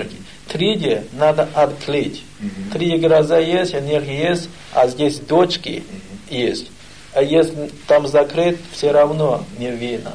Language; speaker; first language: Russian; non-native, learner; Chinese